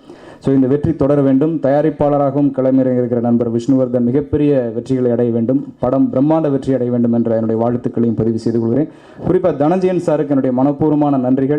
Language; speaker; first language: Tamil; native; Tamil